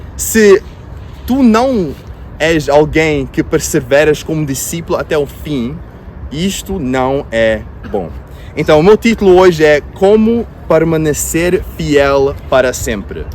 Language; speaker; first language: Portuguese; non-native, fluent; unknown